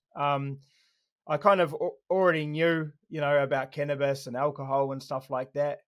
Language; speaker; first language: English; native; English